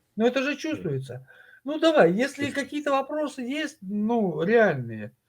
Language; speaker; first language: Russian; native; Russian